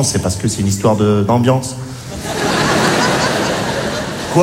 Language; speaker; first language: French; native; French